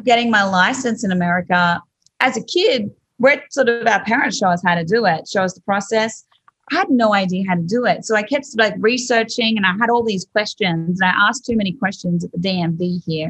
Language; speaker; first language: English; native; English